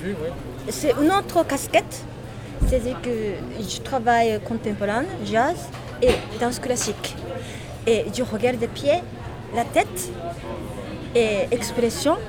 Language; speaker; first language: French; non-native, learner; Japanese